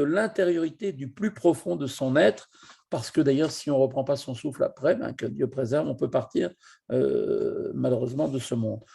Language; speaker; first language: French; native; French